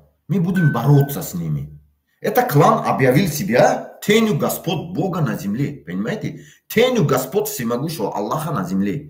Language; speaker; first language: Russian; non-native, local second language; Tajik